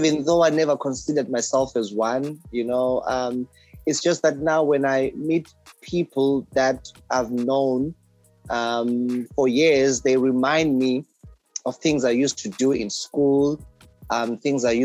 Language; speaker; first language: English; non-native, local second language; Xhosa